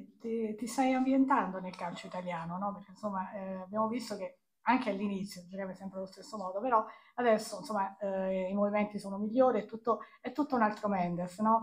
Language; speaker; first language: Italian; native; Italian